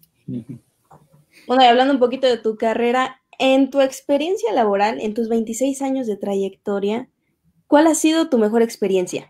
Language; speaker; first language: Spanish; native; Spanish